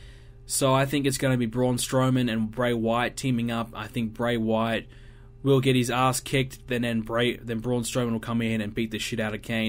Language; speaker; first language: English; native; English